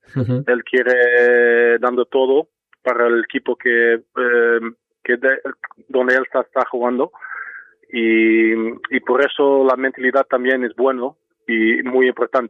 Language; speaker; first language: Spanish; non-native, learner; Dutch